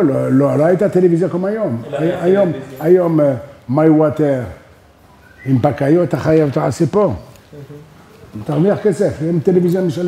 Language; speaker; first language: Hebrew; non-native, learner; French